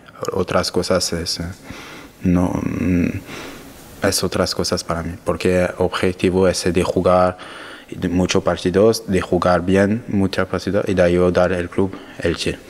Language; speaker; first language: Spanish; non-native, learner; French